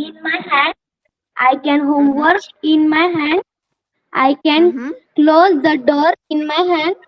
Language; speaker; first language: English; non-native, learner; Marathi